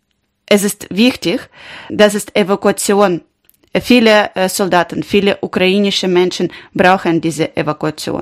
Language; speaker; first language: German; non-native, learner; Ukrainian